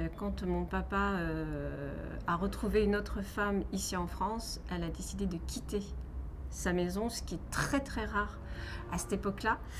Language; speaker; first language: French; non-native, local second language; Kabyle